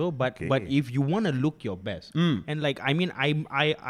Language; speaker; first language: English; non-native, local second language; Tamil